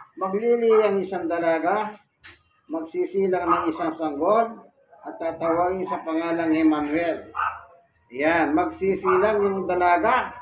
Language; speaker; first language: Filipino; non-native, local second language; Pampanga